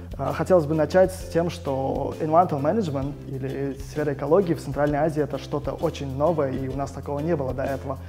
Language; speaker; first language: Russian; non-native, local second language; Uzbek